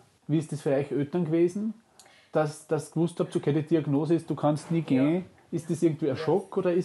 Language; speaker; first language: German; native; German